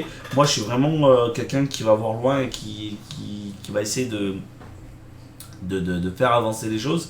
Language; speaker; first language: French; native; French